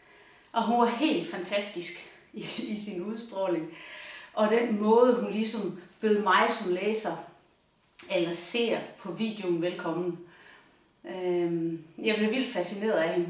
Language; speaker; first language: Danish; native; Danish